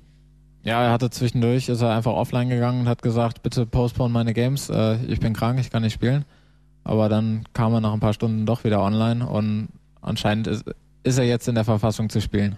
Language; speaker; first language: German; native; German